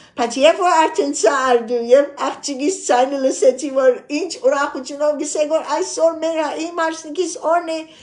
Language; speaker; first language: Armenian; early bilingual, heritage; Armenian